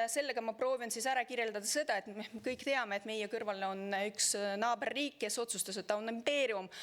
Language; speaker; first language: Estonian; non-native, local second language; Russian